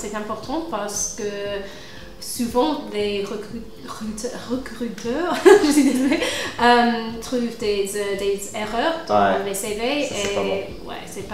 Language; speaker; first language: French; non-native, fluent; English